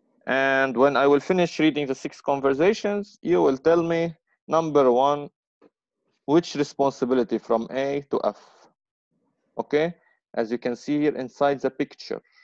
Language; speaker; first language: English; non-native, fluent; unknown